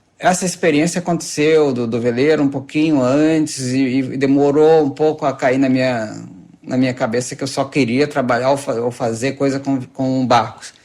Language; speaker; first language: Portuguese; native; Portuguese